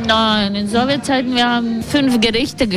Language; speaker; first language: German; non-native, learner; Latvian